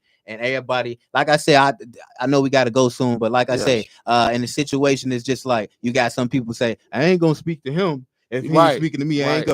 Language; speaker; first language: English; native; English